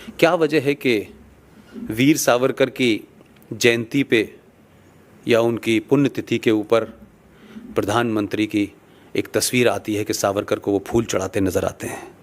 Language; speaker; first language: Hindi; native; Hindi